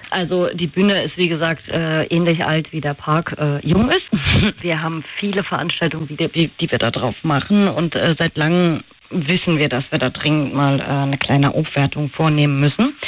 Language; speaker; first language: German; native; German